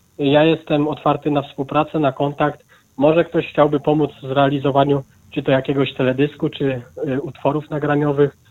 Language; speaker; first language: Polish; native; Polish